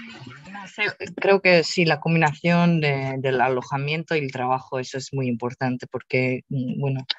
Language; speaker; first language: Spanish; non-native, fluent; Dutch